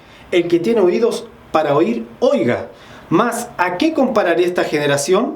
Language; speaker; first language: Spanish; native; Spanish